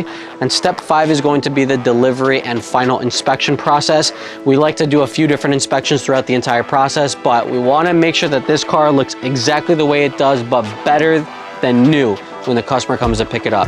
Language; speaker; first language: English; native; English